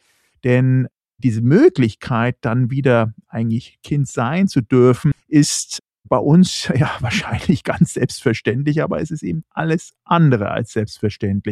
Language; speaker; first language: German; native; German